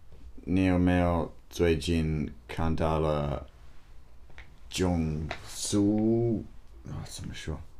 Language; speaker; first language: Chinese; non-native, learner; English